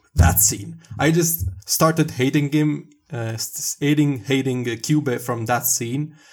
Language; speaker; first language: English; non-native, fluent; Italian